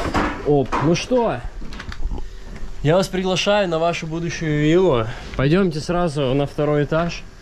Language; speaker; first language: Russian; native; Russian